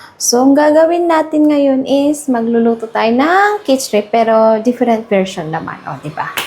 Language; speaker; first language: Filipino; non-native, local second language; Iloko